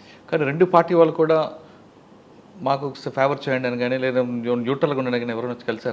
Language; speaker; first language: Telugu; native; Telugu